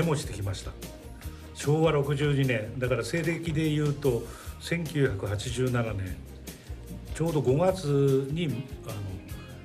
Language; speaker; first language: Japanese; native; Japanese